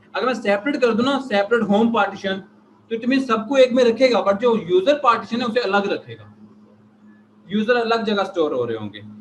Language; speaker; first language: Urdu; native; Urdu